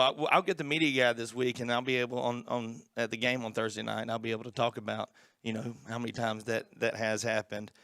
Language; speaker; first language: English; native; English